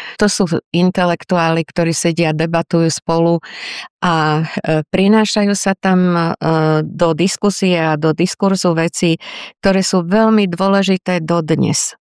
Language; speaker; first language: Slovak; native; Slovak